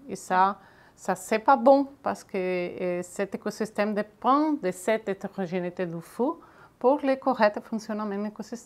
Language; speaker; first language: French; non-native, fluent; Catalan